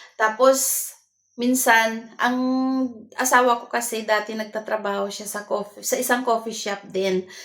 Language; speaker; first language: Filipino; non-native, local second language; Cebuano